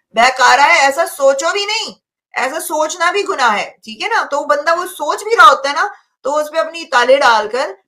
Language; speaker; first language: Hindi; native; Hindi